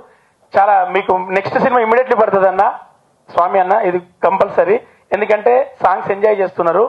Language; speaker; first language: Telugu; native; Telugu